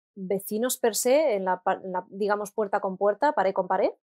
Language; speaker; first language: Spanish; native; Spanish